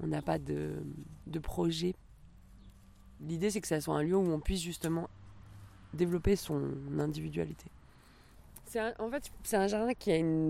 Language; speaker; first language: French; native; French